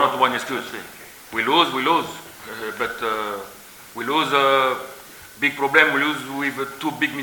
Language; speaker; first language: English; non-native, learner; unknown